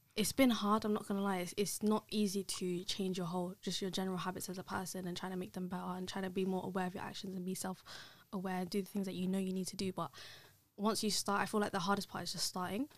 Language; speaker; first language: English; early bilingual, other home language; Somali